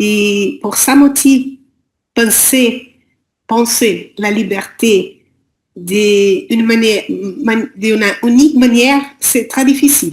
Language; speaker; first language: French; non-native, learner; Portuguese